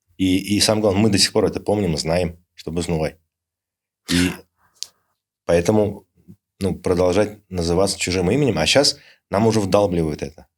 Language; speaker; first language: Russian; native; Russian